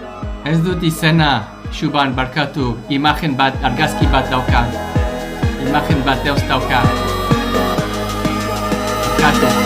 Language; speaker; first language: Basque; non-native, learner; English